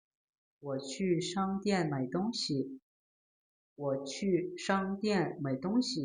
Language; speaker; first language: Chinese; non-native, learner; Lao